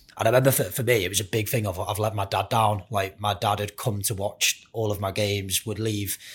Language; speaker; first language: English; native; English